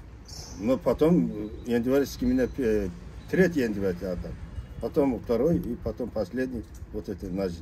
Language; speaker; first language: Russian; non-native, local second language; Kazakh